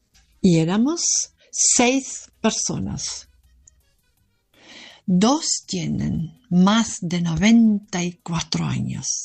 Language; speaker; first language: Spanish; non-native, learner; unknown